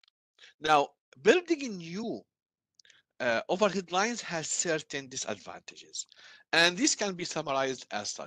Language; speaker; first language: English; non-native, fluent; Arabic